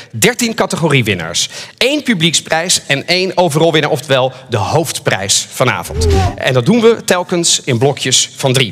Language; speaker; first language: Dutch; native; Dutch